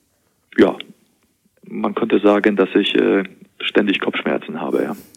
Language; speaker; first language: German; native; German